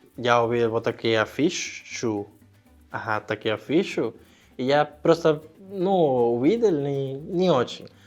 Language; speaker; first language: Russian; non-native, learner; Spanish